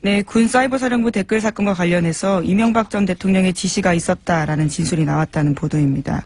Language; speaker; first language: Korean; native; Korean